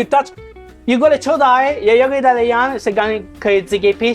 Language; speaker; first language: Cantonese; non-native, learner; Italian